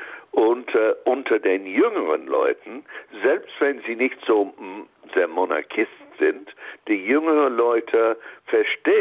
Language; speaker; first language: German; non-native, fluent; English